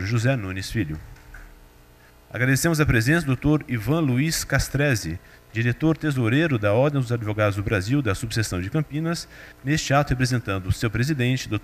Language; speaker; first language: Portuguese; native; Portuguese